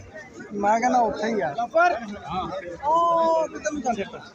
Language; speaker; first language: Hindi; non-native, local second language; Punjabi